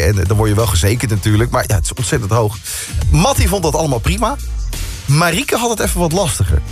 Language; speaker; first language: Dutch; native; Dutch